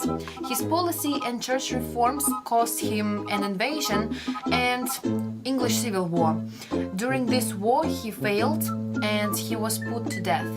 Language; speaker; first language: English; non-native, learner; Russian